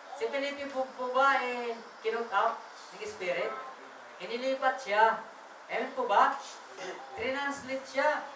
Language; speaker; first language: Filipino; non-native, local second language; Waray